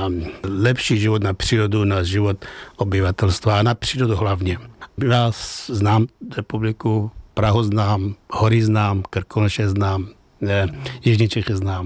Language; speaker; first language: Czech; non-native, fluent; Persian